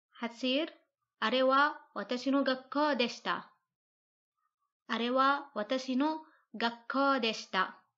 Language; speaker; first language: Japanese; non-native, learner; Arabic